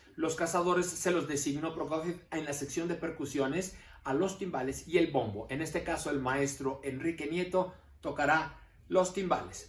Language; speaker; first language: Spanish; native; Spanish